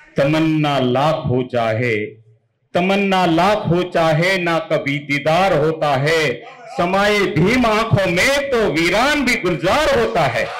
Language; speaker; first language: Hindi; non-native, local second language; Marathi